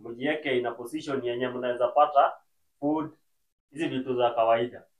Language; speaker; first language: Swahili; native; Swahili